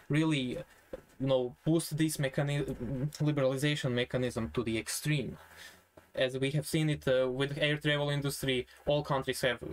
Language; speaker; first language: English; non-native, fluent; Croatian